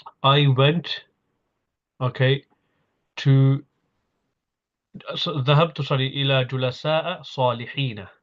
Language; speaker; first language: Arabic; non-native, fluent; English